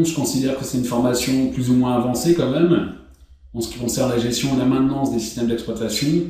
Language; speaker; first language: French; native; French